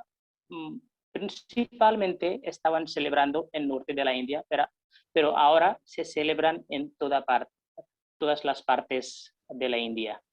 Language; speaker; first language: Spanish; non-native, fluent; Hindi